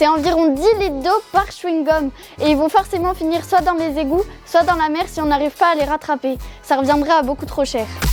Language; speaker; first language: French; native; French